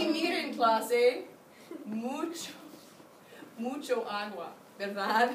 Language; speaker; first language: Spanish; non-native, fluent; English